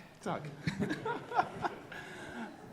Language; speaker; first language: Polish; non-native, learner; English